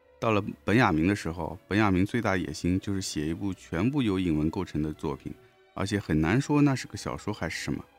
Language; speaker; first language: Chinese; native; Chinese